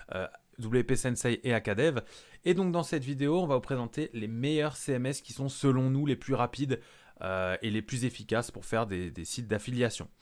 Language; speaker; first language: French; native; French